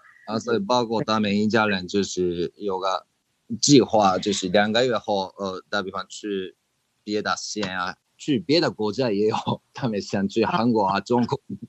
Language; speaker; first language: Chinese; non-native, fluent; Japanese